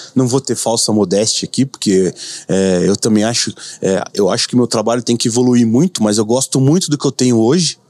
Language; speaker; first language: Portuguese; native; Portuguese